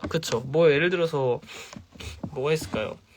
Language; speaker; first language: Korean; native; Korean